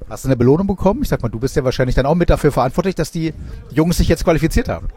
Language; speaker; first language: German; native; German